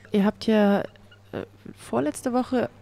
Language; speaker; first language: German; native; German